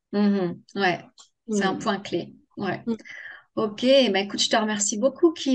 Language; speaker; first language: French; native; French